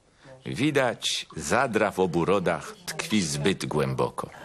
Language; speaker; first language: Polish; native; Polish